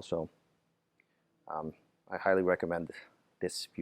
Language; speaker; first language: English; native; English